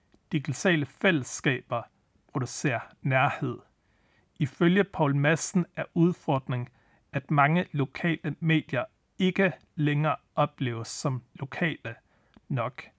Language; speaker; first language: Danish; native; Danish